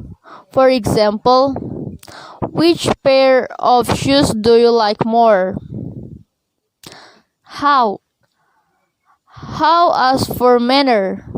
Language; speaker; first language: English; non-native, learner; Indonesian